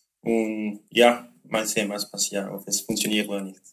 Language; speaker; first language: German; non-native, learner; Spanish